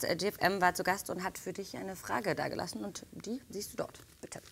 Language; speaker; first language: German; native; German